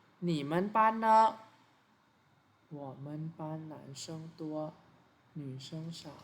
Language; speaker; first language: Chinese; non-native, fluent; Thai